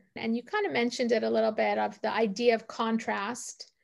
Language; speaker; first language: English; native; English